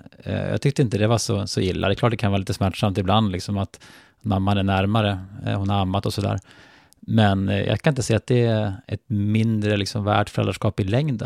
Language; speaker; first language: Swedish; native; Swedish